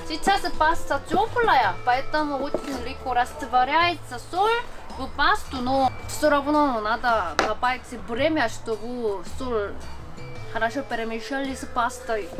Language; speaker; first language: Russian; non-native, learner; Korean